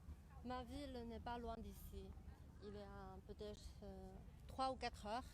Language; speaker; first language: French; non-native, fluent; Chinese